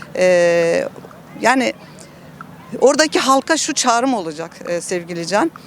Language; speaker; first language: Turkish; native; Turkish